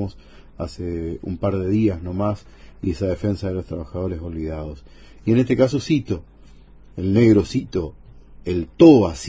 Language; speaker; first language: Spanish; native; Spanish